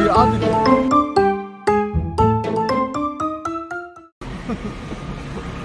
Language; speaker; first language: Korean; native; Korean